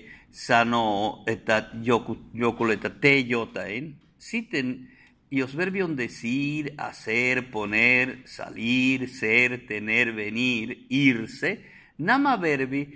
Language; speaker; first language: Finnish; non-native, fluent; Spanish